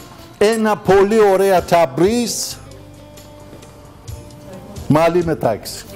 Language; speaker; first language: Greek; non-native, learner; Persian